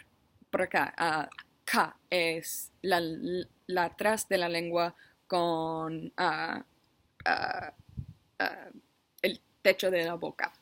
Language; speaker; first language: Spanish; non-native, learner; English